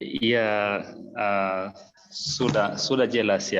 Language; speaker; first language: Indonesian; non-native, learner; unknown